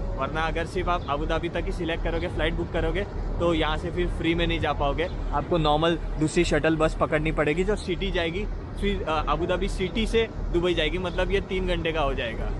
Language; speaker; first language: Hindi; native; Hindi